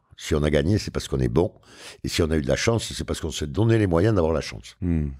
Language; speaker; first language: French; native; French